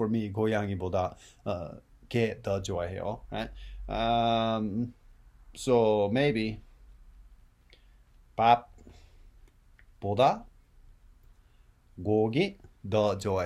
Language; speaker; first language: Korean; non-native, fluent; English